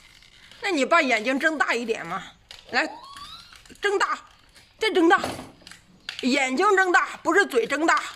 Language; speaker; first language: Chinese; native; Chinese